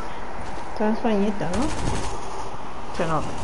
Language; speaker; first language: Spanish; native; Spanish